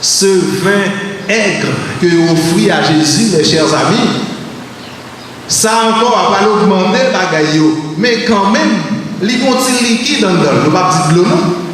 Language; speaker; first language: French; non-native, learner; Haitian Creole